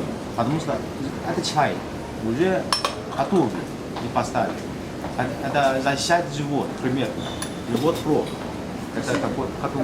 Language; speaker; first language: Russian; non-native, learner; Chinese